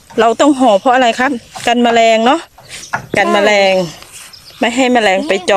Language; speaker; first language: Thai; native; Thai